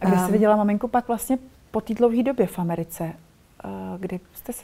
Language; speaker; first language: Czech; native; Czech